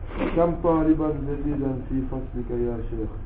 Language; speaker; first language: Arabic; non-native, learner; French